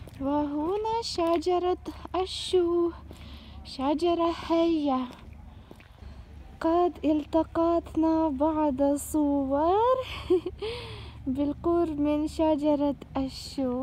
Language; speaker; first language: Arabic; non-native, fluent; Ukrainian